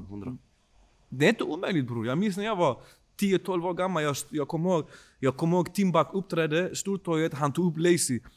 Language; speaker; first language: Swedish; early bilingual, other home language; Spanish